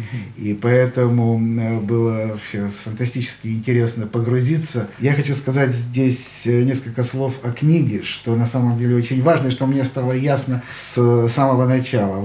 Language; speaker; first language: Russian; native; Russian